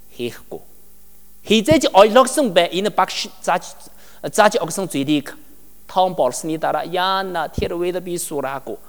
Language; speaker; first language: Mongolian; non-native, learner; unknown